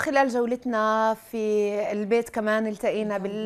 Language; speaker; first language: Arabic; native; Arabic